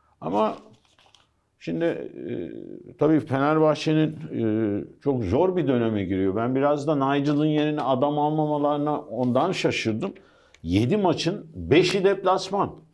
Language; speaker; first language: Turkish; early bilingual, heritage; Turkish